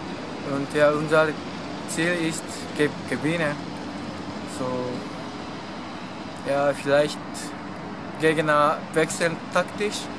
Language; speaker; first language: German; non-native, learner; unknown